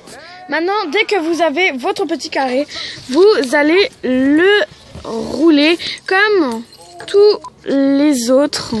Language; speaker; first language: French; native; French